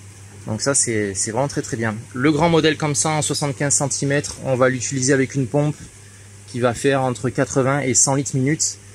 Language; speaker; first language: French; native; French